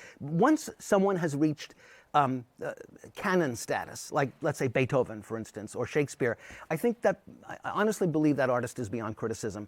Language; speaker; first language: English; native; English